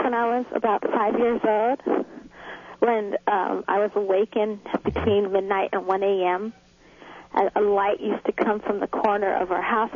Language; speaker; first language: English; native; English